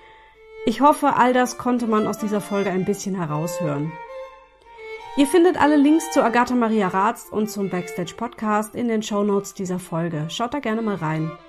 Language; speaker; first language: German; native; German